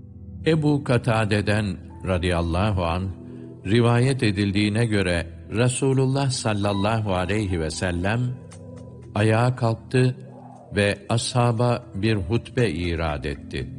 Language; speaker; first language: Turkish; native; Turkish